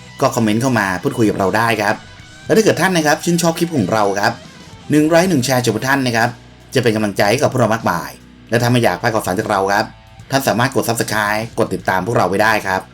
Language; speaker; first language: Thai; native; Thai